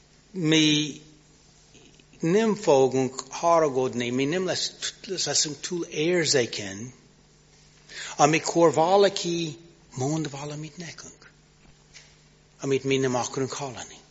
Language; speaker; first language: Hungarian; non-native, learner; English